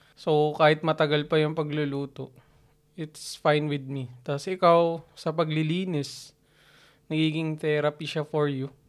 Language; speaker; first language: Filipino; native; Filipino